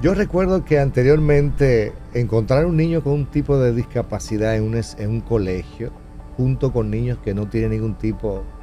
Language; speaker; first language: Spanish; native; Spanish